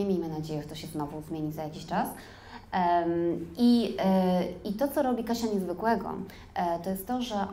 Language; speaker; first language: Polish; native; Polish